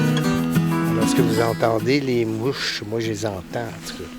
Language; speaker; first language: French; native; French